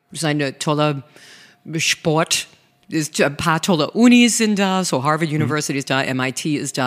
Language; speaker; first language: German; non-native, fluent; English